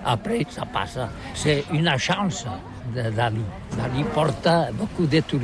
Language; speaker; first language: French; non-native, learner; Catalan